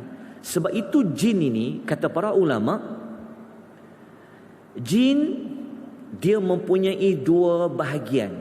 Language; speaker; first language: Malay; native; Malay